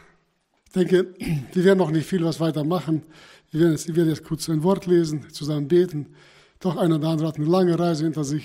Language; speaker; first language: German; non-native, fluent; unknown